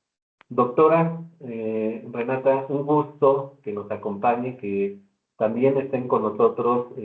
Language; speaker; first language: Spanish; native; Spanish